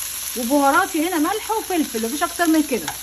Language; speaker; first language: Arabic; native; Arabic